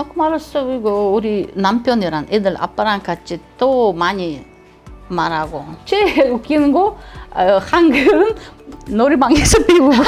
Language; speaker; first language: Korean; non-native, learner; Russian